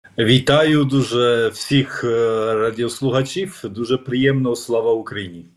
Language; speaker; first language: Ukrainian; non-native, fluent; Polish